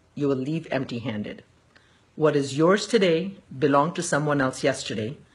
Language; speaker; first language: English; early bilingual, other home language; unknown